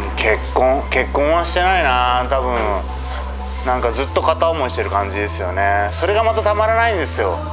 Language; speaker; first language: Japanese; native; Japanese